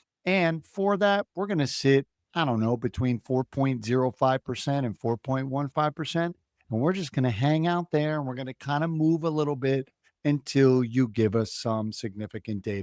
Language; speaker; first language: English; native; English